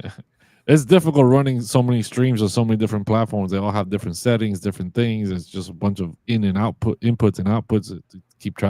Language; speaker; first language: English; native; English